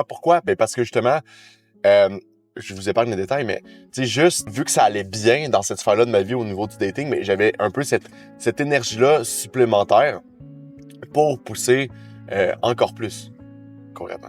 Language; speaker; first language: French; native; French